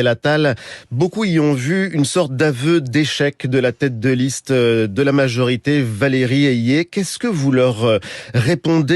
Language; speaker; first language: French; native; French